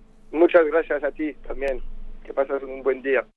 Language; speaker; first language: Spanish; non-native, fluent; French